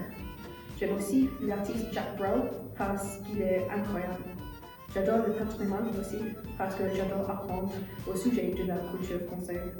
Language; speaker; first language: French; non-native, learner; English